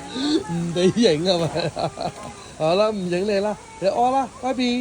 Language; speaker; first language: Cantonese; native; Cantonese